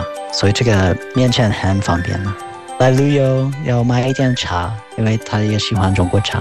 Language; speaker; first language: Chinese; non-native, fluent; English